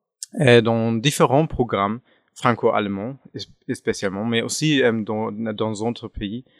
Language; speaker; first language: French; non-native, fluent; German